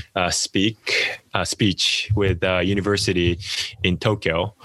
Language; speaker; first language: English; non-native, fluent; Japanese